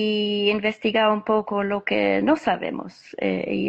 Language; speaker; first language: Spanish; non-native, fluent; English